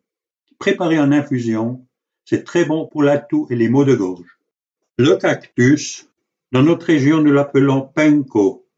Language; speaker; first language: French; native; French